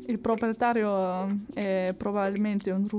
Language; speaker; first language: Italian; non-native, fluent; German